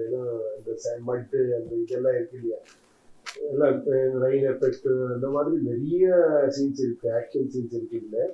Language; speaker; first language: Tamil; non-native, learner; Kannada